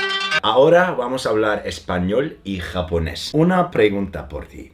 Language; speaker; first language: Spanish; non-native, learner; German